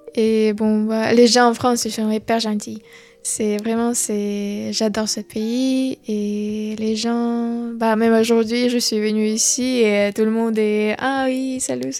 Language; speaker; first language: French; non-native, learner; Ukrainian